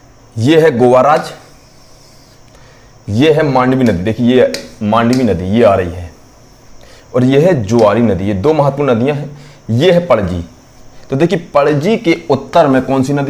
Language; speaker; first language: Hindi; native; Hindi